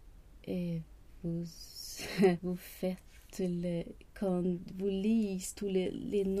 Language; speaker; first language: French; non-native, learner; Swedish